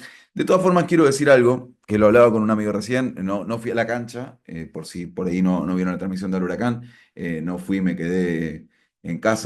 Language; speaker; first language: Spanish; native; Spanish